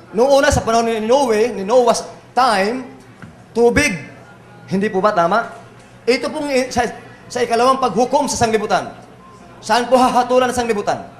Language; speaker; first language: Filipino; native; Filipino